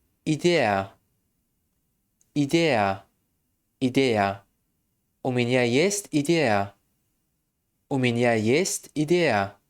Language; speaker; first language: Russian; non-native, fluent; Tajik